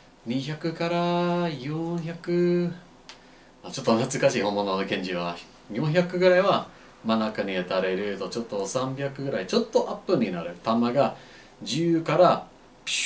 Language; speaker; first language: Japanese; non-native, fluent; English